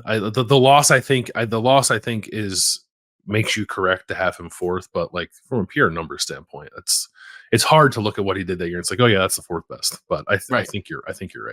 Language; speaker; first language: English; native; English